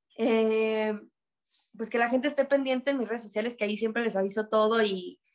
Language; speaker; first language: Spanish; native; Spanish